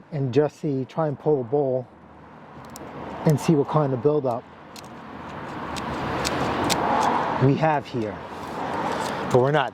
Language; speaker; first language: English; native; English